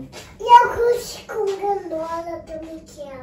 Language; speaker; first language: Portuguese; early bilingual, heritage; Portuguese